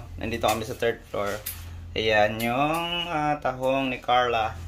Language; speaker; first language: Filipino; native; Filipino